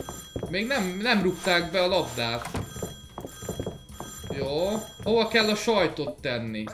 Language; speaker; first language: Hungarian; native; Hungarian